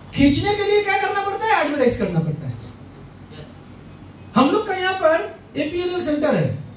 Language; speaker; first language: Hindi; non-native, local second language; Bangla